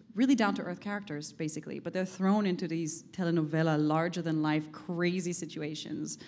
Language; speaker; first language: English; non-native, fluent; Hebrew